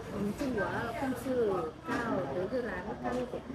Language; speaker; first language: Chinese; non-native, learner; Vietnamese